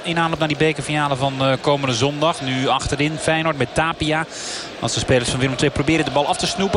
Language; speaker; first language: Dutch; native; Dutch